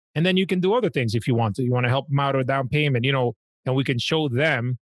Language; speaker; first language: English; early bilingual, other home language; Spanish